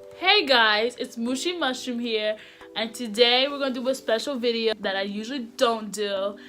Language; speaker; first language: English; native; English